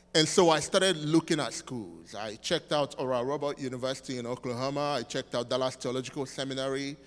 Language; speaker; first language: English; non-native, local second language; Igbo